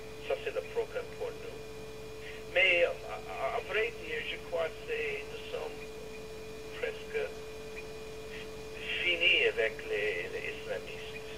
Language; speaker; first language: French; non-native, learner; English